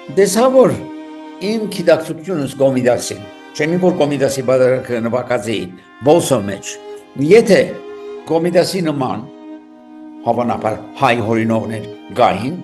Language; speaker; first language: Armenian; early bilingual, heritage; Armenian